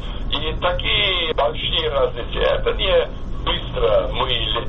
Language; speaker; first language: Russian; non-native, fluent; English